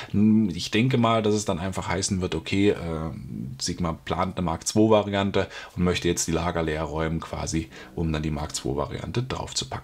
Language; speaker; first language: German; native; German